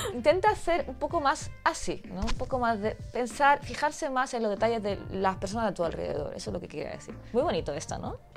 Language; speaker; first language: Spanish; native; Spanish